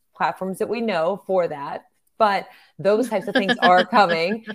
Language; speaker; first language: English; native; English